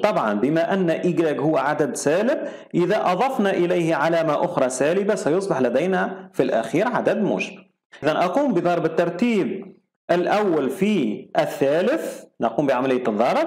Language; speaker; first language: Arabic; native; Arabic